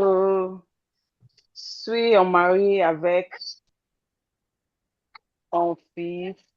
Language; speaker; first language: French; non-native, learner; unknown